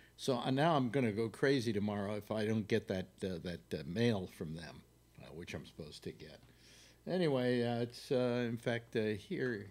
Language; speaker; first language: English; native; English